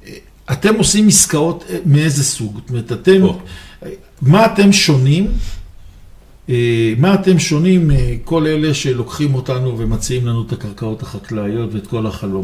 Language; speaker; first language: Hebrew; native; Hebrew